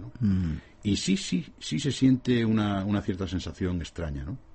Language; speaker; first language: Spanish; native; Spanish